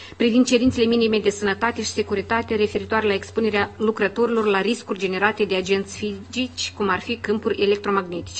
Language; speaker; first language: Romanian; native; Romanian